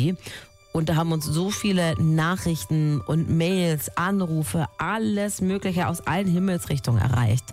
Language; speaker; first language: German; native; German